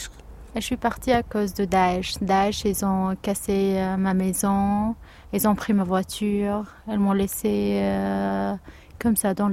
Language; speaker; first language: French; non-native, learner; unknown